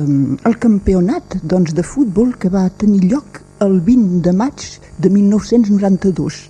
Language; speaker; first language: Catalan; native; Catalan